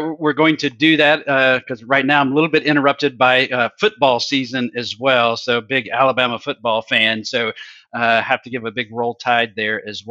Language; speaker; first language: English; native; English